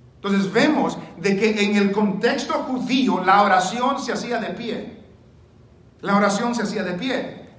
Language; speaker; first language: Spanish; early bilingual, heritage; Spanish